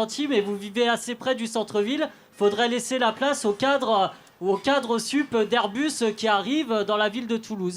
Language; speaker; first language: French; native; French